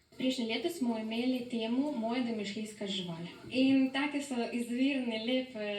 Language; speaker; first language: Slovenian; non-native, fluent; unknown